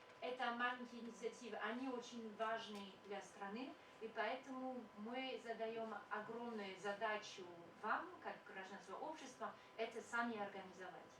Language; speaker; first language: Russian; non-native, fluent; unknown